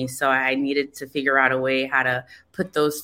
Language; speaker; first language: English; native; English